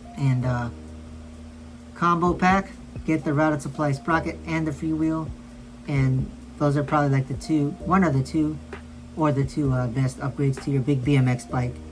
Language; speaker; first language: English; native; English